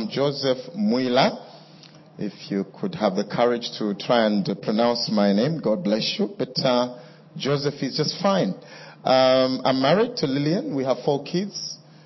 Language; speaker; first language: English; non-native, local second language; Bemba